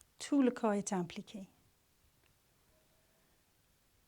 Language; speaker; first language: French; native; French